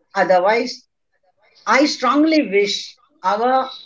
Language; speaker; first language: English; non-native, local second language; Malayalam